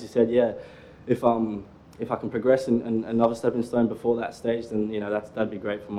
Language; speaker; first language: English; native; English